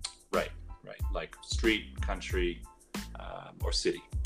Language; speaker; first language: English; native; English